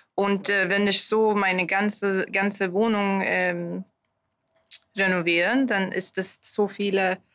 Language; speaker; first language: German; non-native, learner; Swedish